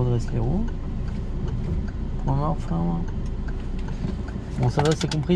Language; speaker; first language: French; native; French